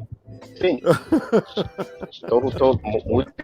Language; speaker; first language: Portuguese; non-native, learner; English